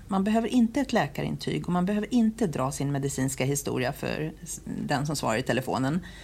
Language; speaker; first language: Swedish; native; Swedish